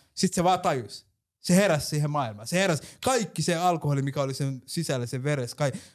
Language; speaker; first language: Finnish; early bilingual, other home language; Somali